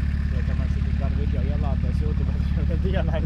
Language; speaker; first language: Latvian; native; Latvian